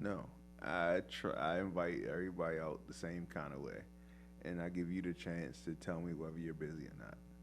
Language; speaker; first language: English; native; English